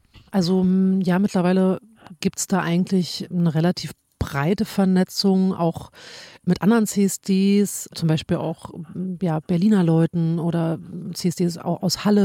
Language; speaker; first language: German; native; German